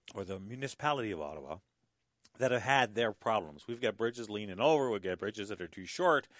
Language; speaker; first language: English; native; English